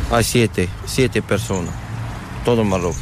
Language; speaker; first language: Spanish; non-native, learner; Arabic